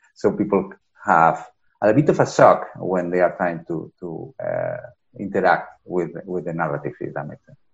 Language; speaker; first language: English; non-native, fluent; Spanish